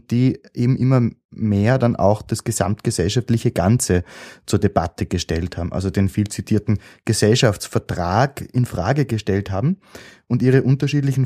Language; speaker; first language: German; native; German